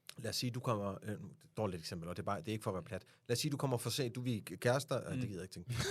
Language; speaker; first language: Danish; early bilingual, other home language; Arabic